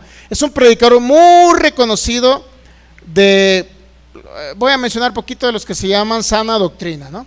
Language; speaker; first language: Spanish; native; Spanish